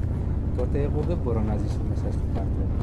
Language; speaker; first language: Greek; non-native, learner; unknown